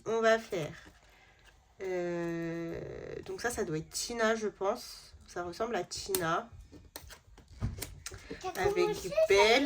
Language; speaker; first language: French; native; French